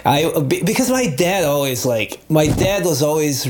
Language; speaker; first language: English; non-native, fluent; Portuguese